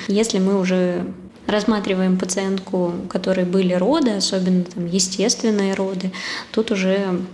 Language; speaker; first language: Russian; native; Russian